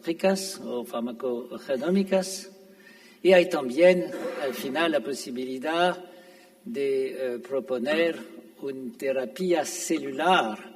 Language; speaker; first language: Spanish; non-native, fluent; French